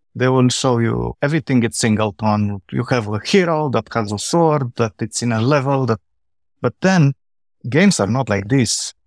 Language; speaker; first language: English; non-native, fluent; Romanian